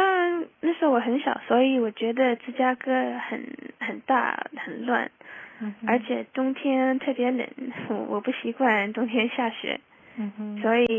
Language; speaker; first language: Chinese; early bilingual, heritage; Chinese